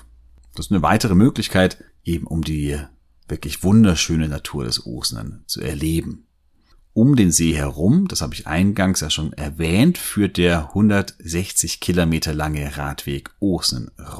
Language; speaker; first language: German; native; German